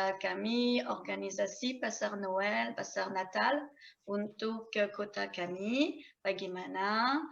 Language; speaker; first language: Indonesian; non-native, fluent; French